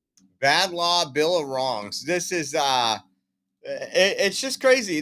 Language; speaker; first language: English; native; English